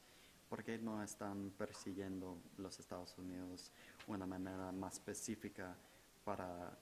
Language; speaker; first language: Spanish; non-native, fluent; English